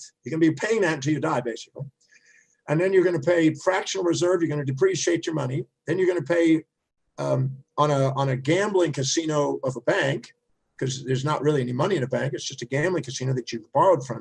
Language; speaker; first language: English; native; English